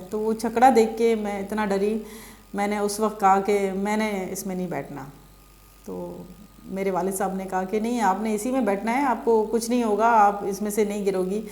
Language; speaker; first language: Urdu; non-native, local second language; Sindhi